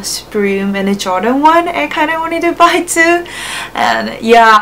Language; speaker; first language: English; non-native, fluent; Japanese